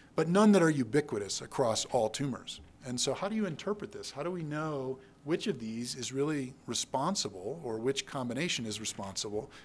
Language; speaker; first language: English; native; English